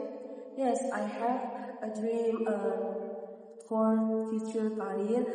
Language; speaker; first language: English; non-native, learner; Indonesian